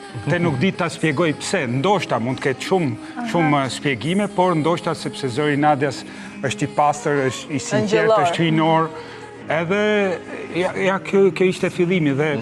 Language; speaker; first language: Albanian; native; Albanian